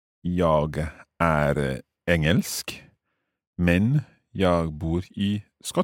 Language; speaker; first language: Swedish; non-native, learner; English